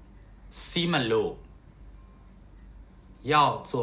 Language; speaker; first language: Chinese; non-native, fluent; Burmese